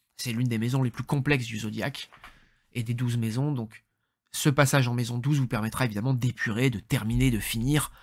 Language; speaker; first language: French; native; French